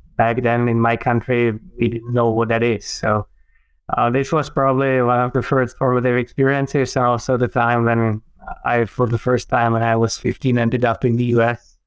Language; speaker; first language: English; non-native, fluent; Czech